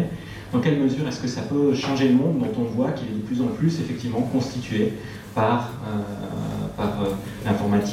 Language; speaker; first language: French; native; French